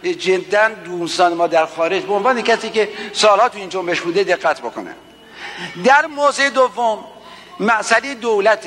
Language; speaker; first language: Persian; native; Persian